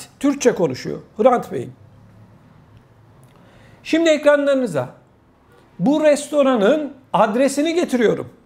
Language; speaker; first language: Turkish; native; Turkish